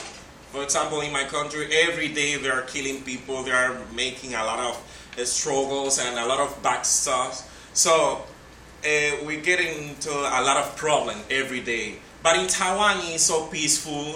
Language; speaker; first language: English; non-native, fluent; Spanish